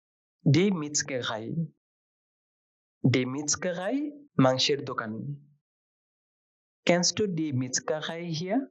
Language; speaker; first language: German; non-native, fluent; Bangla